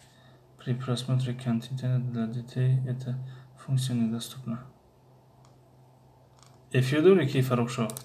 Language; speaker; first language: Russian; non-native, local second language; Tajik